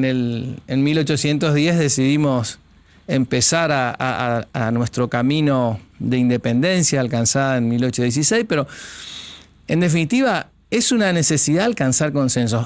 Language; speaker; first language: Spanish; native; Spanish